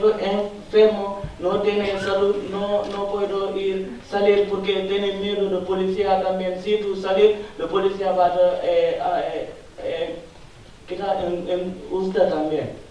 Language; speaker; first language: Spanish; non-native, learner; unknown